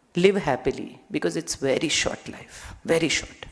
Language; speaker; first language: English; non-native, local second language; Gujarati